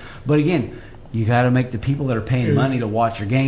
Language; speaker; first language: English; native; English